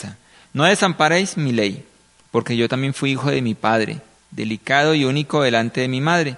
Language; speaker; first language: Spanish; native; Spanish